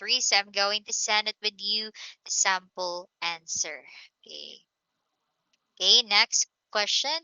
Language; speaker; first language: English; non-native, local second language; Filipino